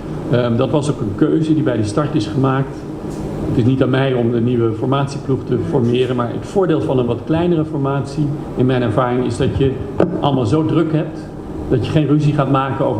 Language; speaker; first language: Dutch; native; Dutch